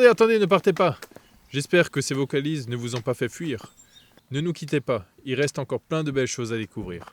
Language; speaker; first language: French; native; French